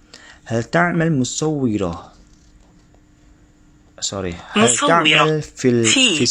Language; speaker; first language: Arabic; non-native, learner; Indonesian